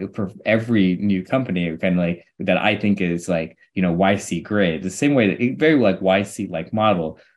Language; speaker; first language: English; native; English